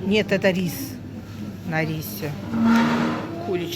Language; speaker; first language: Russian; non-native, local second language; Azerbaijani